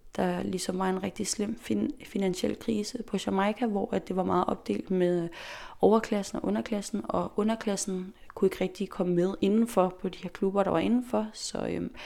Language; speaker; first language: Danish; non-native, local second language; Faroese